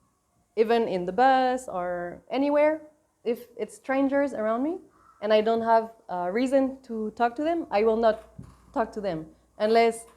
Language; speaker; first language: English; non-native, fluent; French